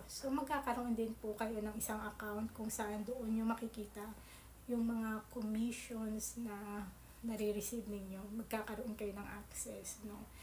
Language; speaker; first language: Filipino; native; Filipino